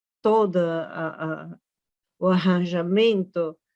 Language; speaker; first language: Portuguese; non-native, fluent; Italian